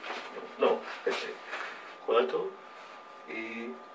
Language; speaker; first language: Spanish; non-native, learner; German